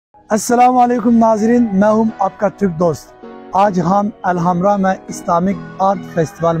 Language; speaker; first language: Hindi; non-native, learner; Turkish